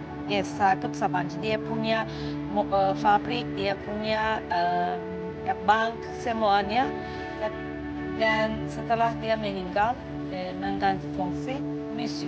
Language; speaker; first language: Indonesian; non-native, fluent; Turkish